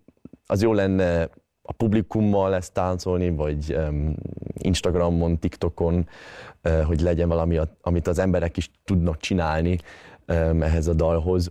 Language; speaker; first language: Hungarian; early bilingual, heritage; Hungarian